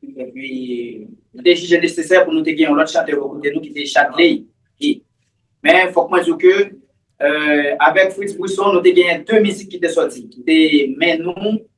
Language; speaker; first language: Haitian Creole; native; Haitian Creole